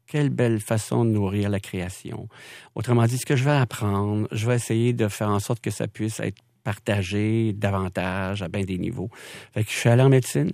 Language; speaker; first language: French; native; French